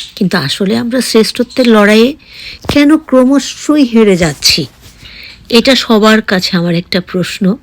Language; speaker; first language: Bangla; native; Bangla